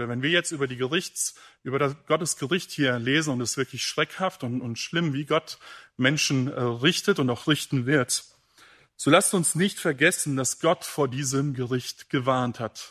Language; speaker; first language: German; native; German